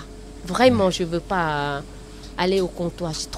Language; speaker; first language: French; non-native, learner; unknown